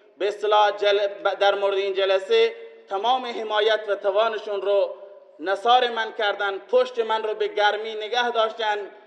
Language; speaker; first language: Persian; non-native, local second language; Baluchi